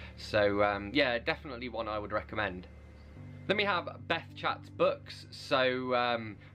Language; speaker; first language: English; native; English